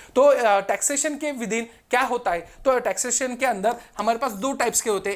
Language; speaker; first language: Hindi; non-native, local second language; Marathi